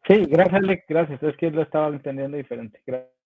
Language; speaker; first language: Spanish; native; Spanish